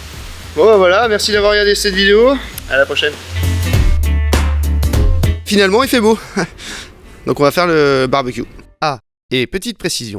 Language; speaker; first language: French; native; French